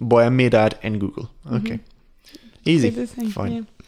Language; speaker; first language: Spanish; non-native, fluent; English